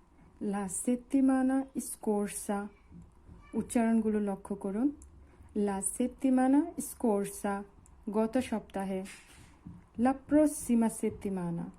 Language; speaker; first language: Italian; non-native, learner; Bangla